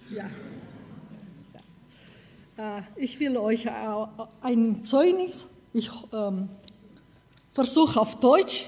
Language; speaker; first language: German; non-native, learner; Romanian